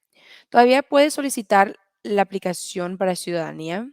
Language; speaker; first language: Spanish; early bilingual, heritage; Spanish